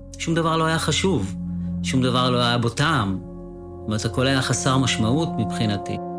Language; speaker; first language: Hebrew; native; Hebrew